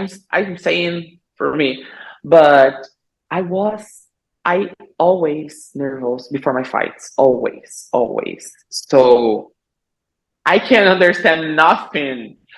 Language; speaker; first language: English; non-native, learner; Portuguese